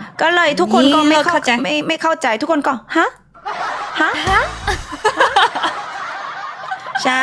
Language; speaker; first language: Thai; non-native, fluent; Korean